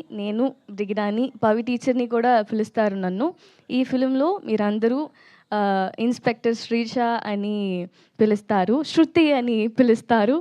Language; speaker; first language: Telugu; non-native, learner; Tamil